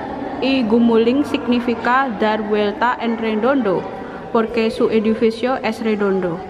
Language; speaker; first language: Spanish; non-native, learner; Indonesian